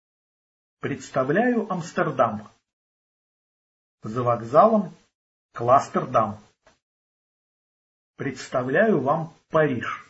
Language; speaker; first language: Russian; native; Russian